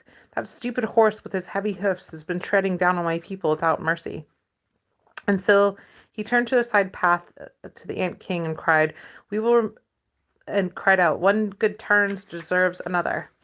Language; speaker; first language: English; native; English